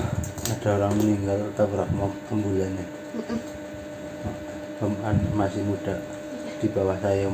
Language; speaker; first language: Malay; non-native, local second language; Javanese